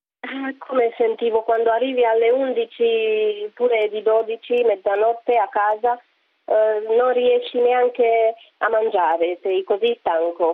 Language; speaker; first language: Italian; non-native, fluent; Romanian